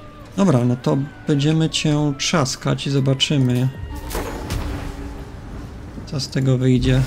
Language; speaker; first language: Polish; native; Polish